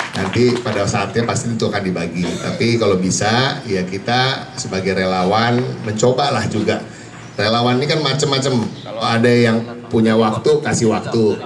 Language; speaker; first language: Indonesian; native; Indonesian